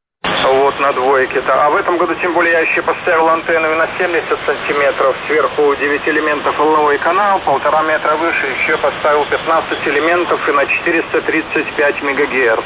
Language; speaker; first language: Russian; native; Russian